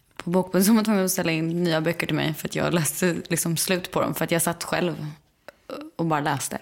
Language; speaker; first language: Swedish; native; Swedish